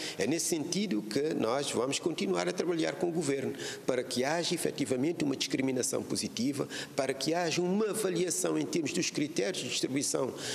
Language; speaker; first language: Portuguese; non-native, local second language; Kabuverdianu